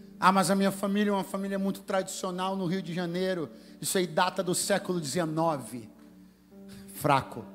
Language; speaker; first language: Portuguese; native; Portuguese